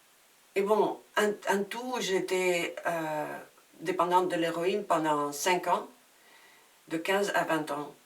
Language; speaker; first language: French; non-native, fluent; Spanish